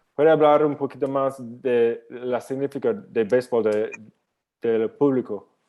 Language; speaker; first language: Spanish; non-native, learner; English